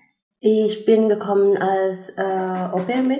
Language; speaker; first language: German; non-native, fluent; Indonesian